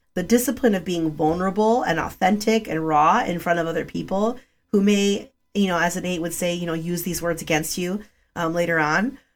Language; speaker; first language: English; early bilingual, other home language; Spanish